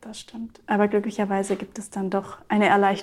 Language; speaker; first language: German; native; German